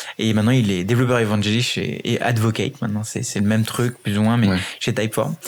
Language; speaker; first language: French; early bilingual, other home language; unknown